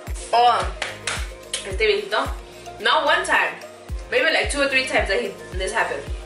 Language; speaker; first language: English; early bilingual, other home language; Spanish